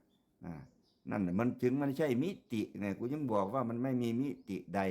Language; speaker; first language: Thai; non-native, local second language; Lao